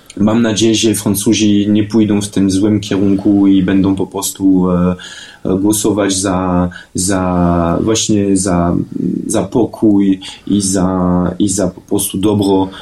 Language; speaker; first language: Polish; non-native, fluent; French